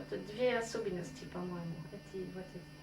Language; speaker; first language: Russian; non-native, fluent; French